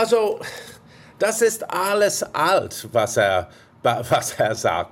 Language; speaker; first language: German; non-native, fluent; English